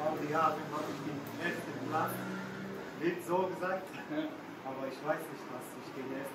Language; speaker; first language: German; non-native, learner; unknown